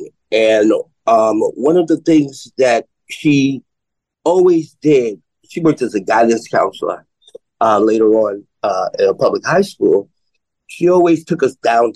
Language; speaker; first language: English; native; English